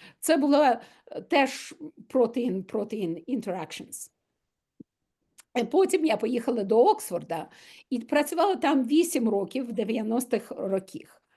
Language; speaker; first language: Ukrainian; non-native, local second language; Russian